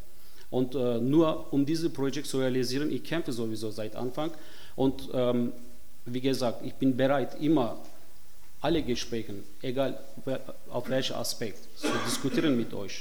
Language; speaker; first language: German; non-native, fluent; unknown